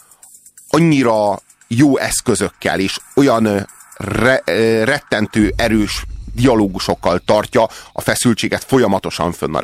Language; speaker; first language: Hungarian; native; Hungarian